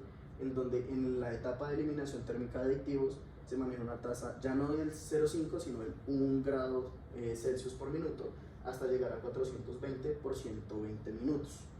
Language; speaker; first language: Spanish; native; Spanish